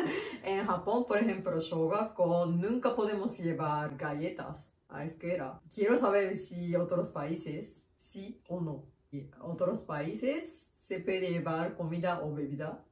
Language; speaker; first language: Spanish; non-native, learner; Japanese